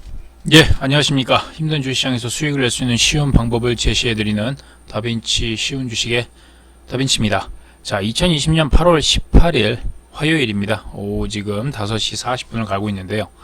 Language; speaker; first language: Korean; native; Korean